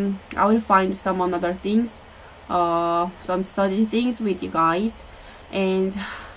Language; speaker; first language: English; non-native, learner; Korean